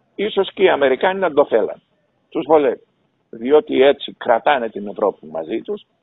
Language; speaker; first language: Greek; native; Greek